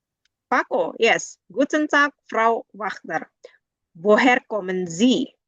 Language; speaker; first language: German; non-native, fluent; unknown